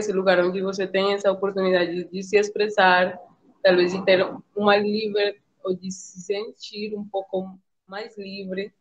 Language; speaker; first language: Portuguese; non-native, fluent; Spanish